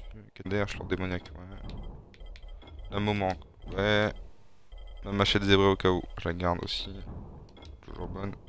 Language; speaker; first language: French; native; French